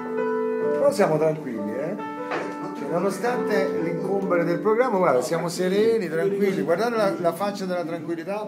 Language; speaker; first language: Italian; native; Italian